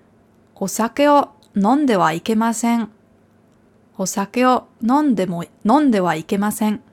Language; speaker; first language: Japanese; non-native, fluent; German